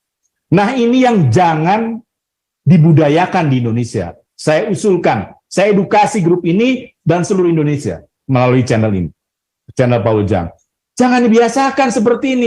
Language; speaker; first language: Indonesian; native; Indonesian